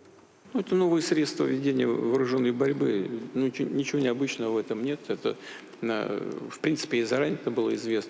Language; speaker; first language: Russian; native; Russian